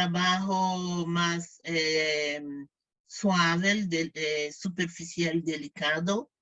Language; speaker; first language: Spanish; non-native, fluent; Portuguese